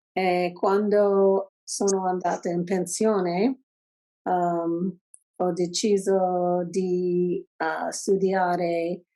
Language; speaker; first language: Italian; non-native, learner; English